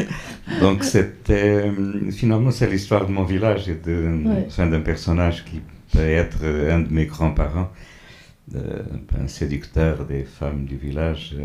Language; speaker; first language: French; non-native, fluent; Portuguese